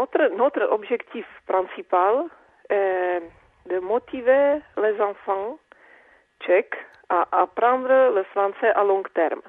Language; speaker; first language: French; non-native, fluent; Czech